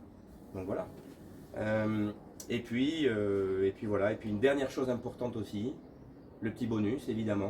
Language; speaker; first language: French; native; French